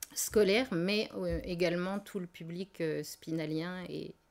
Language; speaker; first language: French; native; French